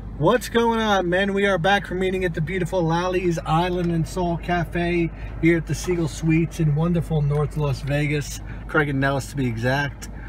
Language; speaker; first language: English; native; English